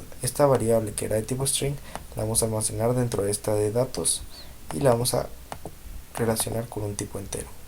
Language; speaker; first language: Spanish; native; Spanish